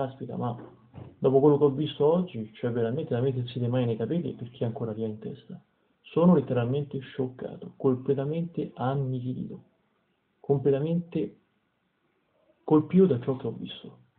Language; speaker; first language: Italian; native; Italian